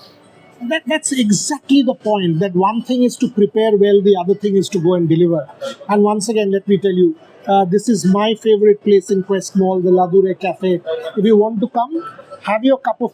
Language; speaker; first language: English; non-native, local second language; Bangla